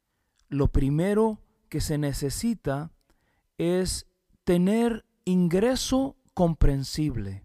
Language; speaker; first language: Spanish; early bilingual, heritage; Spanish